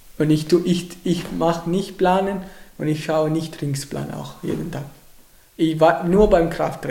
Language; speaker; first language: German; non-native, learner; Arabic